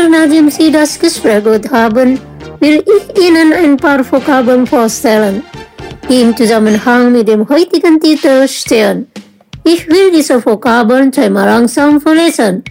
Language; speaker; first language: German; non-native, fluent; Indonesian